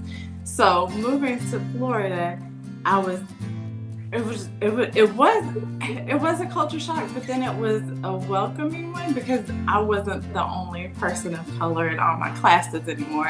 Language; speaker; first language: English; native; English